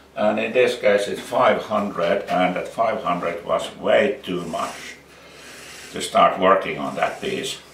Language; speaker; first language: English; non-native, fluent; Finnish